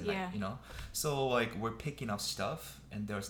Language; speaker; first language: English; non-native, fluent; Korean